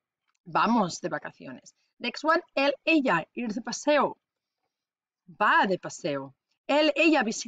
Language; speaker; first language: Spanish; non-native, fluent; English